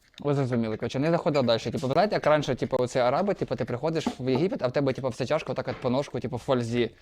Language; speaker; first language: Ukrainian; non-native, local second language; Russian